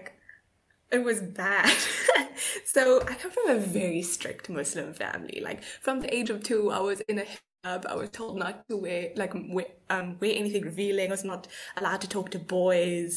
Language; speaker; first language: English; native; English